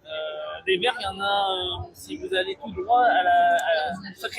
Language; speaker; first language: French; native; French